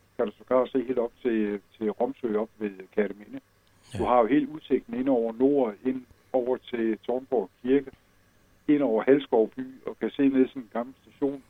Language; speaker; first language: Danish; native; Danish